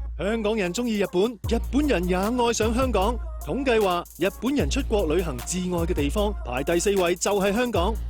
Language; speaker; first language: Cantonese; native; Cantonese